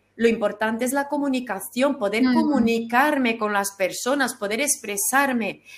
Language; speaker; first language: Spanish; non-native, fluent; German